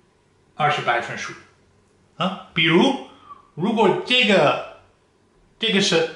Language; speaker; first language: Chinese; non-native, fluent; Dutch